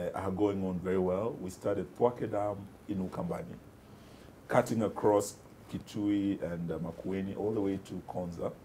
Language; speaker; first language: English; non-native, local second language; Luyia